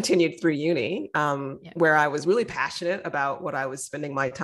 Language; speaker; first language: English; native; English